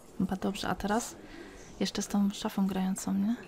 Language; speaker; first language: Polish; native; Polish